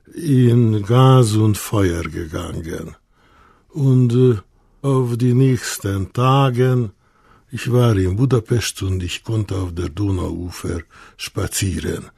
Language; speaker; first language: German; non-native, fluent; Hungarian